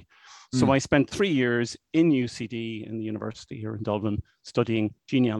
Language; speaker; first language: English; native; English